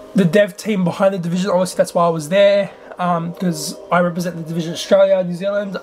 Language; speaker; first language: English; native; English